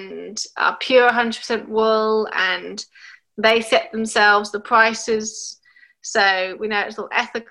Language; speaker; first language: English; native; English